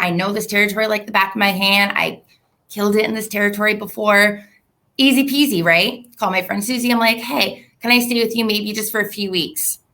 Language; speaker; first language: English; native; English